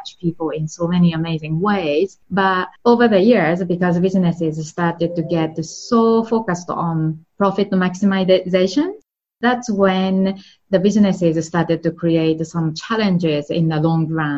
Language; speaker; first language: English; non-native, fluent; Japanese